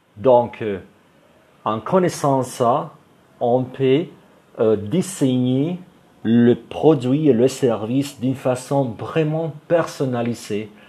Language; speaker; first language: French; non-native, fluent; Spanish